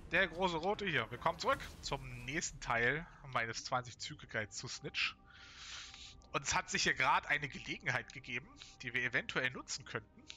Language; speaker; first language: German; native; German